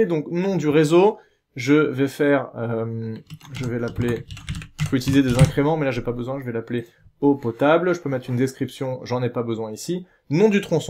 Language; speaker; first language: French; native; French